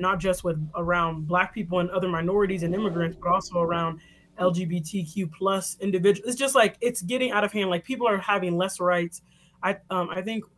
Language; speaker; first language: English; native; English